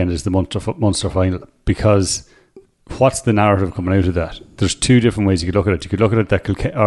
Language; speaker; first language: English; native; English